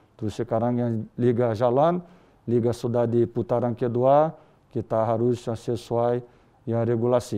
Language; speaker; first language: Indonesian; non-native, learner; Portuguese